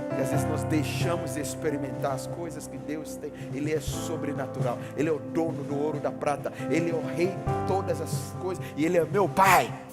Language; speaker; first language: Portuguese; non-native, fluent; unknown